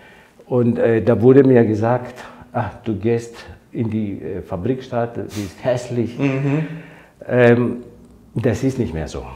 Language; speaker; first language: German; non-native, fluent; Greek